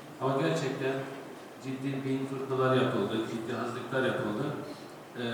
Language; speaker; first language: Turkish; native; Turkish